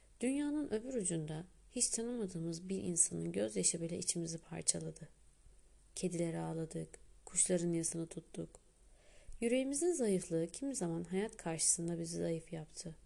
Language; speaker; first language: Turkish; native; Turkish